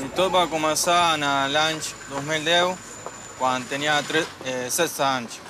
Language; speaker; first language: Catalan; non-native, fluent; Spanish